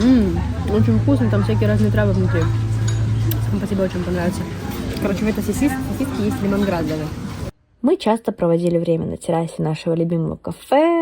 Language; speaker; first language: Russian; native; Russian